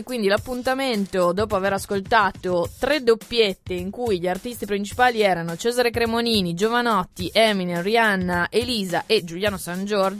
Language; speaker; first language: Italian; native; Italian